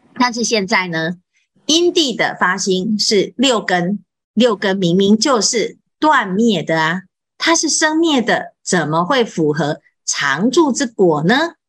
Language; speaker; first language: Chinese; native; Chinese